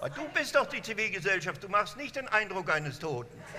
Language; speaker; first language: German; non-native, fluent; French